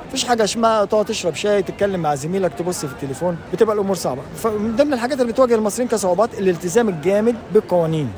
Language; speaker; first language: Egyptian Arabic; native; Egyptian Arabic